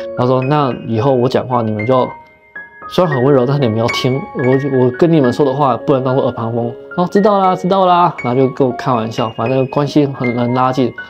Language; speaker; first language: Chinese; native; Chinese